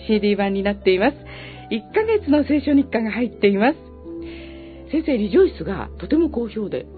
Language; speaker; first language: Japanese; native; Japanese